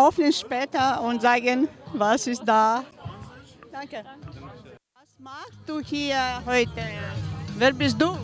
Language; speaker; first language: German; non-native, learner; Ukrainian